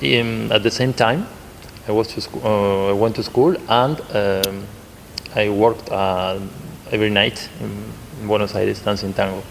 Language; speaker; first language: English; non-native, learner; Spanish